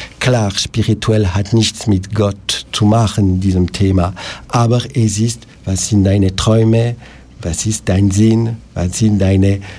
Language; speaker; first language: German; non-native, local second language; French